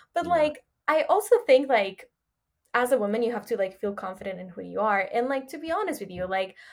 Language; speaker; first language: English; early bilingual, other home language; Spanish